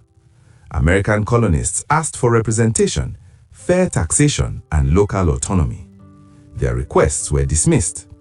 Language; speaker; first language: English; non-native, local second language; Igbo